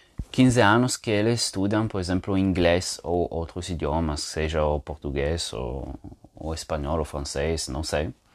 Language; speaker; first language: Portuguese; non-native, fluent; Italian